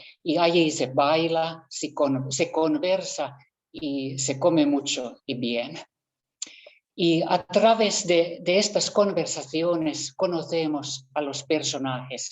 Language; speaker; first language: Spanish; non-native, fluent; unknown